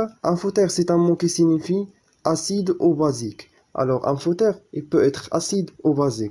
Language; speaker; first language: French; non-native, local second language; Arabic